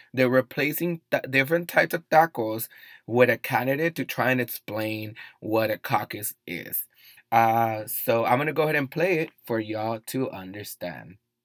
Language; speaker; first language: English; early bilingual, other home language; Spanish